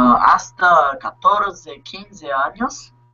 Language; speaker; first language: Spanish; non-native, learner; Portuguese